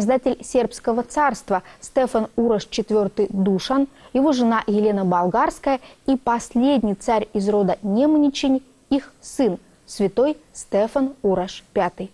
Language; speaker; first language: Russian; native; Russian